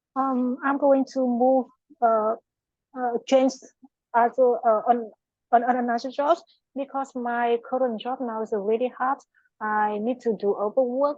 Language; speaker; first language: English; non-native, learner; Vietnamese